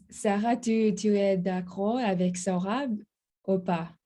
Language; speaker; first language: French; non-native, learner; English